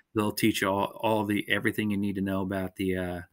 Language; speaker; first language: English; native; English